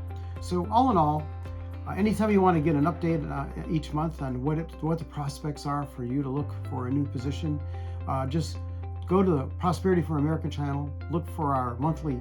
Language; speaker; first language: English; native; English